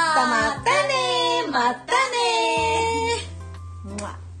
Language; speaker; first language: Japanese; non-native, fluent; Filipino